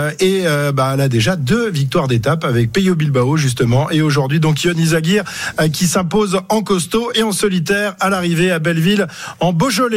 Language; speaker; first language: French; native; French